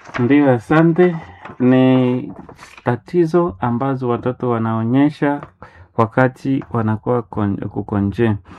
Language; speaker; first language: Swahili; non-native, local second language; Nande